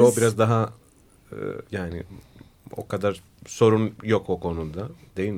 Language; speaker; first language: Turkish; non-native, fluent; Greek